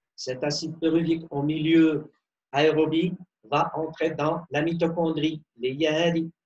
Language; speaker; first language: French; non-native, local second language; Arabic